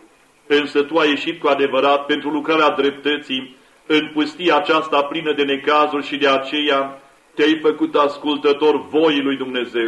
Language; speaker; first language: Romanian; native; Romanian